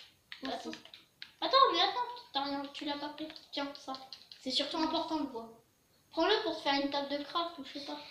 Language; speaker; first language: French; native; French